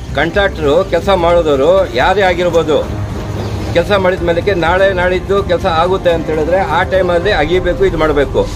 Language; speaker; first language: Kannada; non-native, local second language; Urdu